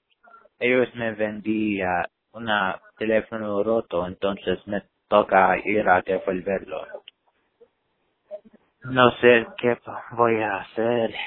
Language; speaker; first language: Spanish; non-native, learner; English